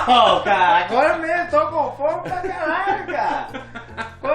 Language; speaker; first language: Portuguese; non-native, learner; English